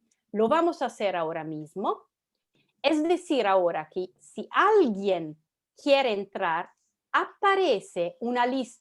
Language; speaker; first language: Spanish; non-native, fluent; Italian